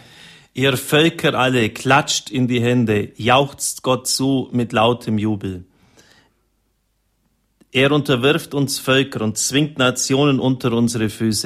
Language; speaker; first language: German; native; German